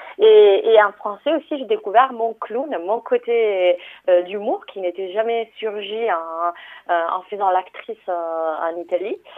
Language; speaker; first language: French; non-native, fluent; Italian